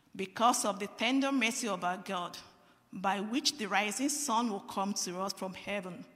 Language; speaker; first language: English; non-native, local second language; Yoruba